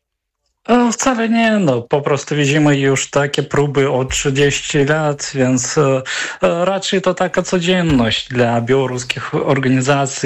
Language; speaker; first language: Polish; non-native, fluent; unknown